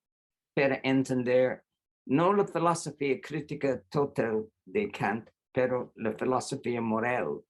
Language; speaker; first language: Spanish; non-native, fluent; English